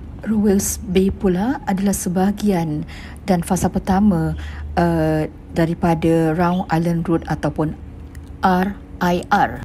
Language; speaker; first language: Malay; native; Malay